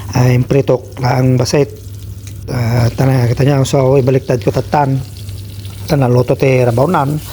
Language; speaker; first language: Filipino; non-native, local second language; Iloko